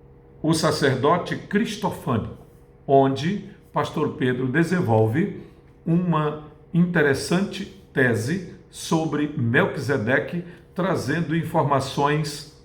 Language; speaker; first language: Portuguese; native; Portuguese